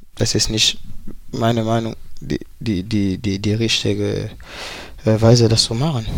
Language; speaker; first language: German; non-native, fluent; French